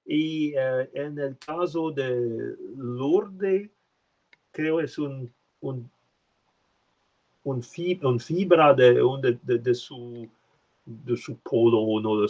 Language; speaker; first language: Spanish; non-native, learner; French